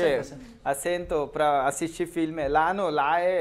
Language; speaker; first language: Portuguese; non-native, learner; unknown